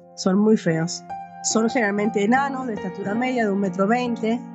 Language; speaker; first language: Spanish; native; Spanish